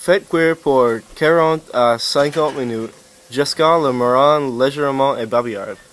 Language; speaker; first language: French; non-native, learner; English